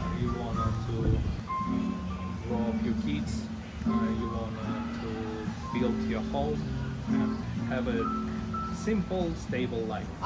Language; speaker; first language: English; non-native, learner; Russian